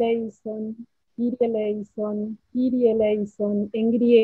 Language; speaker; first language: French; non-native, fluent; Spanish